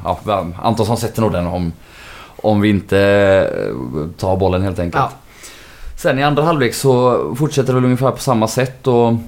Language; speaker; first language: Swedish; native; Swedish